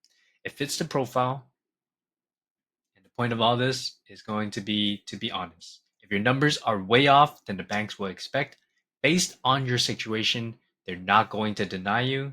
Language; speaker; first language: English; native; English